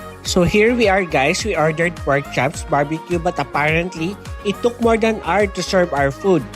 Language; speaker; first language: English; non-native, local second language; Filipino